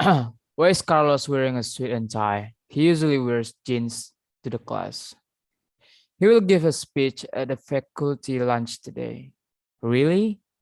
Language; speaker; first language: English; non-native, learner; Indonesian